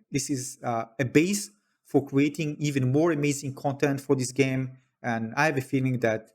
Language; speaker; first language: English; non-native, fluent; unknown